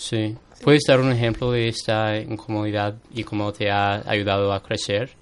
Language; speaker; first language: Spanish; non-native, fluent; English